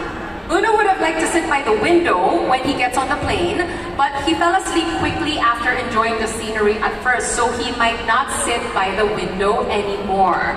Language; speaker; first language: English; non-native, local second language; Filipino